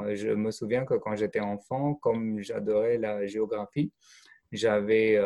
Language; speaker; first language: French; non-native, fluent; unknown